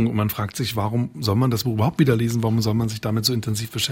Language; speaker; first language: German; native; German